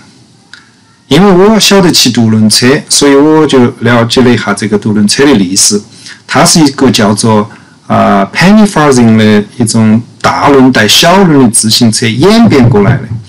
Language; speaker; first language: Chinese; native; Chinese